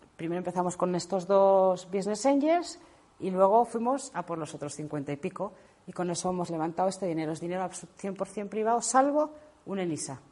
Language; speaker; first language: Spanish; native; Spanish